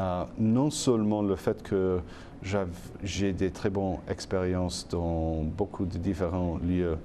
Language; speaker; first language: French; non-native, fluent; English